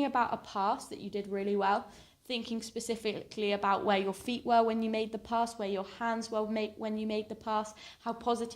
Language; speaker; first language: English; native; English